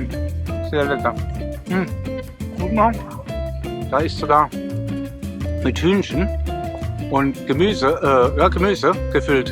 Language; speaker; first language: German; native; German